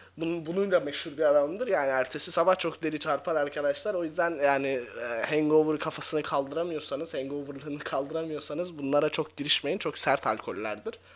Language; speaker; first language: Turkish; native; Turkish